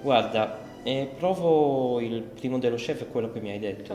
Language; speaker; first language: Italian; non-native, fluent; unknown